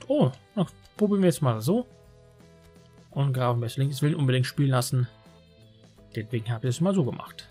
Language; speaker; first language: German; native; German